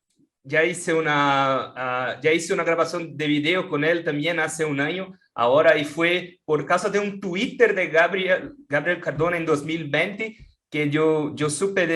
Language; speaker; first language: Spanish; non-native, fluent; Portuguese